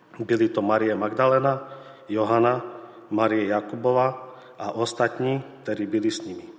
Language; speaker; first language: Czech; native; Czech